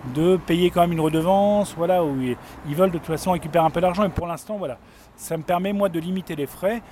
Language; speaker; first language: French; native; French